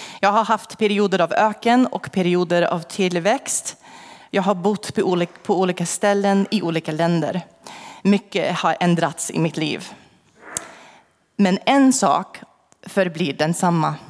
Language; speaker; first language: Swedish; non-native, fluent; English